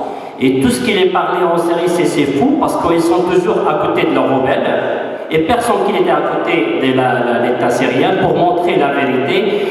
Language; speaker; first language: French; non-native, fluent; Arabic